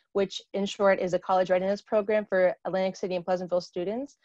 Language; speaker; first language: English; native; English